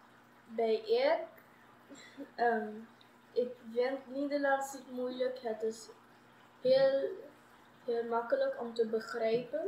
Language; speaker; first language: Dutch; non-native, local second language; Papiamento